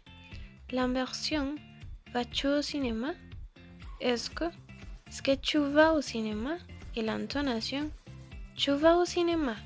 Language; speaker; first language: French; non-native, learner; Spanish